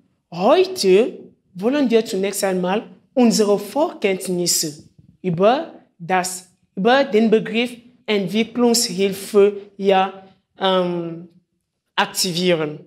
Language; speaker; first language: German; non-native, fluent; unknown